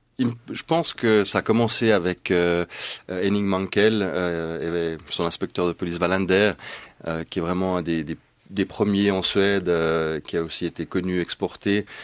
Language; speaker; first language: French; early bilingual, other home language; Swedish